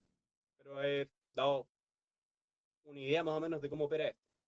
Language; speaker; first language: Spanish; native; Spanish